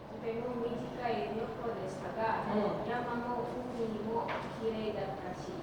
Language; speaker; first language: Japanese; non-native, learner; Indonesian